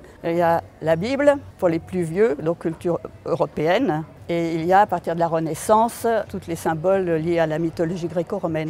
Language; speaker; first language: French; native; French